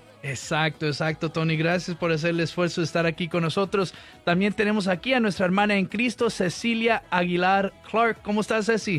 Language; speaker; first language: Spanish; early bilingual, heritage; Spanish